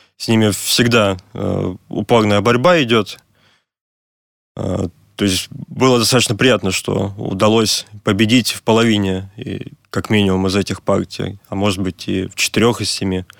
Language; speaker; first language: Russian; native; Russian